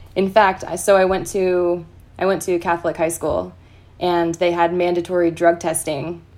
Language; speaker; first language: English; native; English